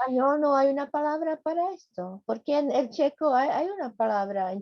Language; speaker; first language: Spanish; non-native, fluent; Czech